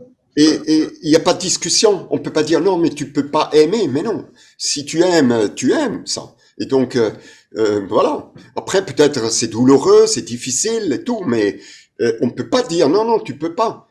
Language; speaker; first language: French; non-native, fluent; German